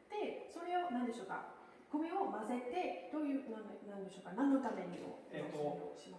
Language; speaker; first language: Japanese; non-native, fluent; English